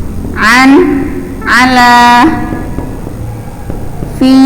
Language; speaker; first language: Arabic; non-native, fluent; Indonesian